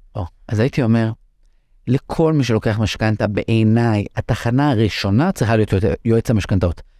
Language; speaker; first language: Hebrew; non-native, local second language; English